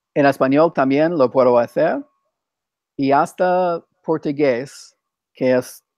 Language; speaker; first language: Spanish; non-native, fluent; English